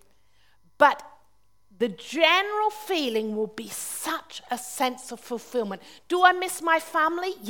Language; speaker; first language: English; native; English